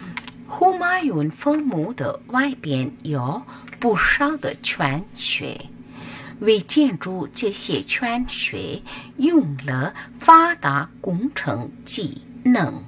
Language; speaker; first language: Chinese; non-native, fluent; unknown